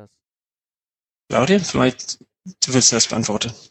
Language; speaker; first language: German; non-native, fluent; English